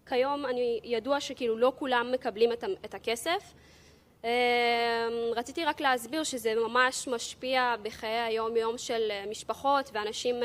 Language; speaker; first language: Hebrew; early bilingual, other home language; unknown